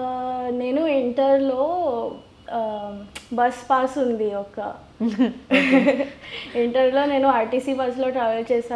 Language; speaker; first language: Telugu; non-native, local second language; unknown